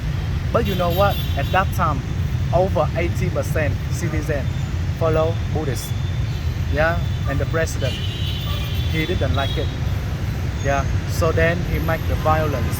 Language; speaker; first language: English; non-native, learner; Vietnamese